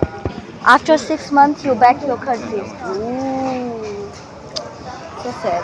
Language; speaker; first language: English; non-native, learner; Hindi